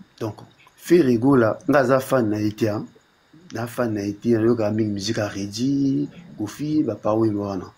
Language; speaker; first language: Lingala; native; Lingala